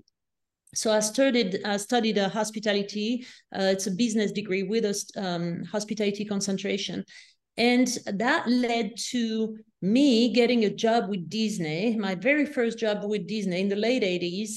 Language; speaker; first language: English; non-native, fluent; French